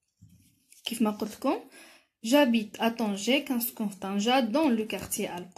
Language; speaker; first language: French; non-native, local second language; Arabic